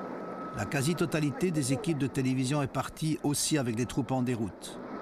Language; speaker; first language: French; native; French